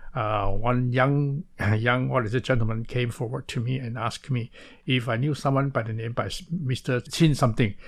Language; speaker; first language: English; non-native, local second language; Cantonese